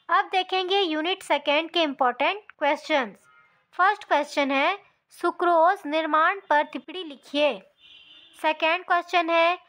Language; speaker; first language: Hindi; native; Hindi